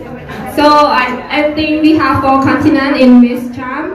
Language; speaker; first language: English; non-native, learner; Korean